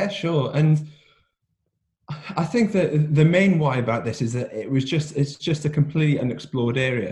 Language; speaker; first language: English; native; English